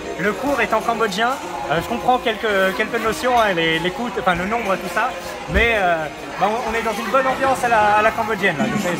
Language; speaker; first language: French; native; French